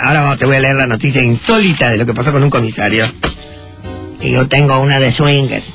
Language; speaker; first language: Spanish; native; Spanish